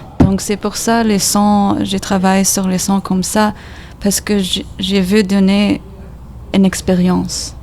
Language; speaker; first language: French; non-native, learner; English